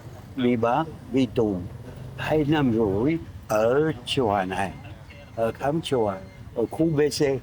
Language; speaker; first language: Vietnamese; non-native, fluent; French